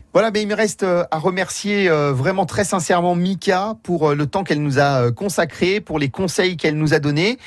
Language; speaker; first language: French; native; French